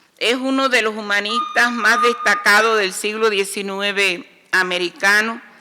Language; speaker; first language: Spanish; native; Spanish